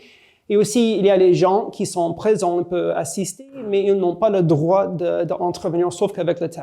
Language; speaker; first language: French; non-native, fluent; English